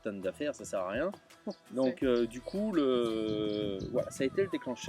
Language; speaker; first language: French; native; French